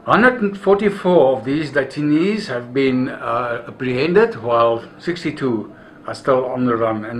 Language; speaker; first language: English; non-native, local second language; Afrikaans